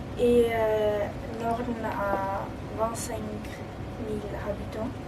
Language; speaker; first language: French; non-native, learner; German